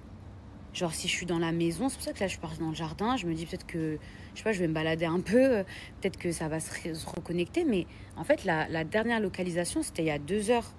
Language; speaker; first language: French; native; French